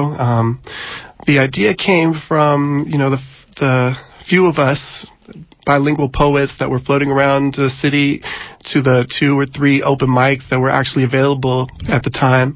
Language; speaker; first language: English; native; English